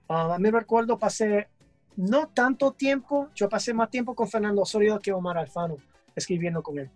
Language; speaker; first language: Spanish; early bilingual, heritage; English